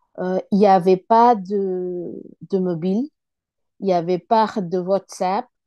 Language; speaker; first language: French; non-native, fluent; Bangla